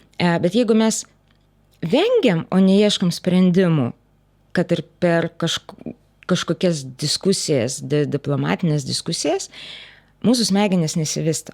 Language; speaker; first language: Lithuanian; non-native, local second language; Russian